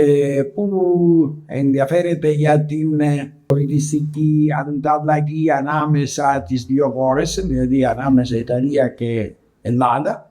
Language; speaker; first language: Greek; non-native, learner; Italian